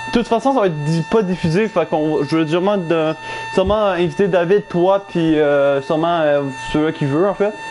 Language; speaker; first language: French; native; French